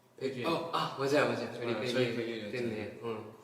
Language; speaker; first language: Korean; non-native, learner; Japanese